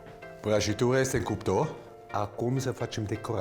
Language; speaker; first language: Romanian; non-native, learner; Swiss German